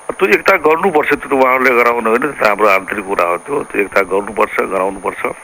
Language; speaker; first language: Nepali; non-native, local second language; Maithili